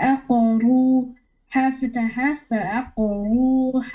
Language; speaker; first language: Arabic; non-native, learner; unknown